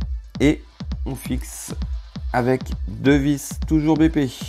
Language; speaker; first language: French; native; French